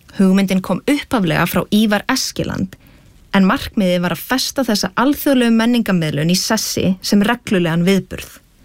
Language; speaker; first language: Icelandic; native; Icelandic